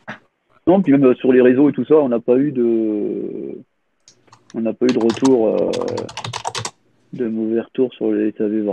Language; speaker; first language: French; native; French